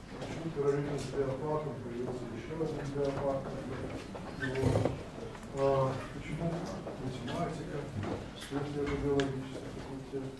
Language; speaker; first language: Russian; native; Russian